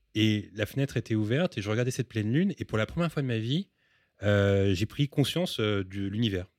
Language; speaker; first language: French; early bilingual, other home language; Spanish